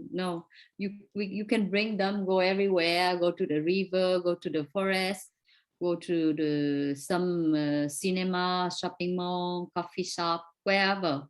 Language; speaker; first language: English; non-native, fluent; Vietnamese